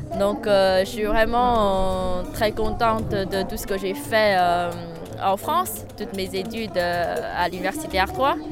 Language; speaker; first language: French; non-native, fluent; Chinese